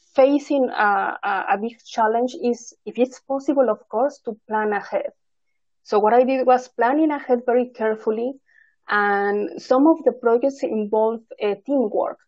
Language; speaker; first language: English; non-native, fluent; Spanish